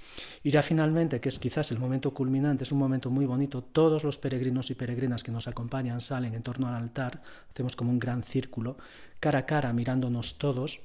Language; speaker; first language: Spanish; native; Spanish